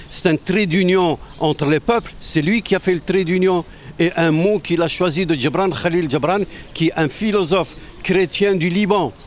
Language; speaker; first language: French; non-native, local second language; Arabic